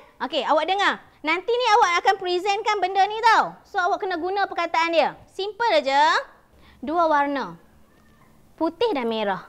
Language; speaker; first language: Malay; native; Malay